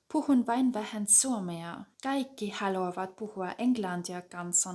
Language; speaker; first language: Finnish; non-native, fluent; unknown